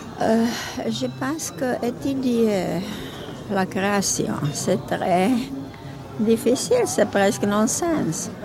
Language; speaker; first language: French; non-native, learner; Czech